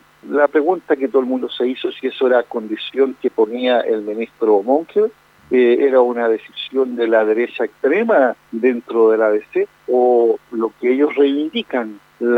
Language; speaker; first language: Spanish; native; Spanish